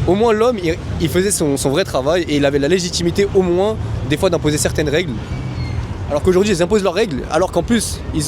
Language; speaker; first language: French; native; French